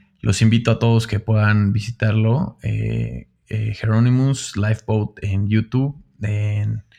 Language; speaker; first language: Spanish; native; Spanish